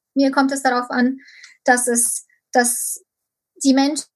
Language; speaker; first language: German; early bilingual, other home language; Romanian